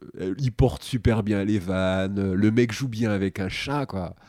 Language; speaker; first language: French; native; French